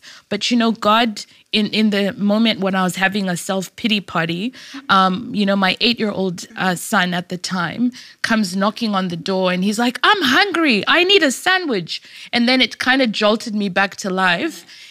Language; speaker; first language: English; native; English